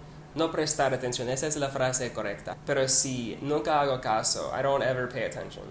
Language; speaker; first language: Spanish; non-native, learner; English